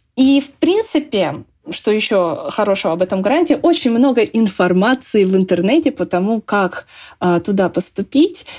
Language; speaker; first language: Russian; native; Russian